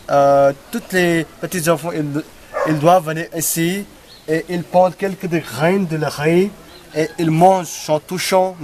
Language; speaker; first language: French; non-native, learner; Nepali